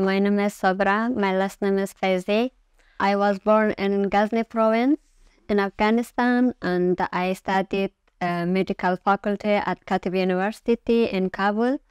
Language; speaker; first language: English; non-native, learner; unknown